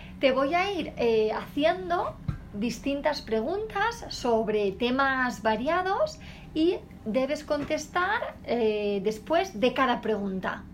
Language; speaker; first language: Spanish; native; Spanish